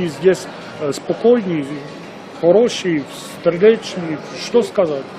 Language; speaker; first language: Russian; non-native, learner; Czech